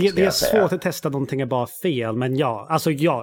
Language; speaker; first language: Swedish; non-native, fluent; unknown